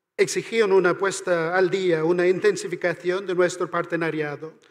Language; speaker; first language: Spanish; non-native, fluent; Irish